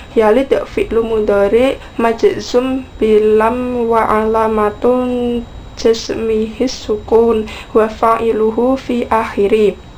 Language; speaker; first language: Arabic; non-native, learner; Indonesian